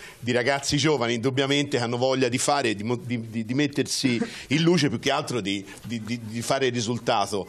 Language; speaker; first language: Italian; native; Italian